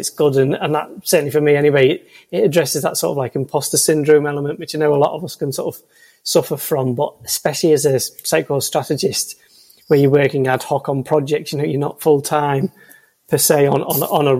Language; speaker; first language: English; native; English